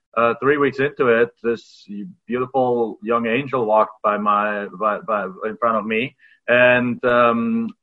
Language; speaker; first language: English; non-native, fluent; German